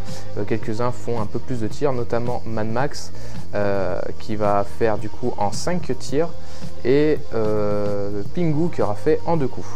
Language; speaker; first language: French; native; French